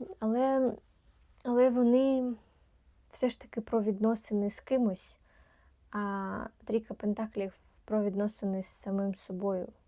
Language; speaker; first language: Ukrainian; non-native, local second language; Russian